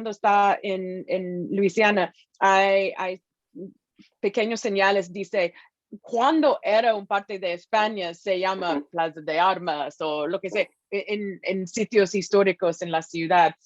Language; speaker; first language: Spanish; non-native, fluent; English